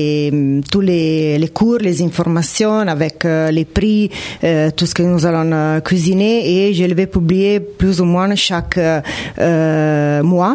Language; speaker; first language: French; non-native, fluent; Italian